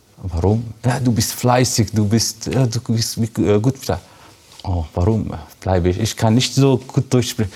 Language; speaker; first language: German; non-native, learner; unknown